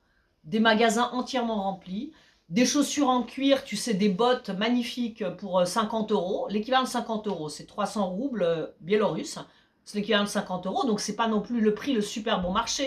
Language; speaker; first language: French; early bilingual, other home language; Polish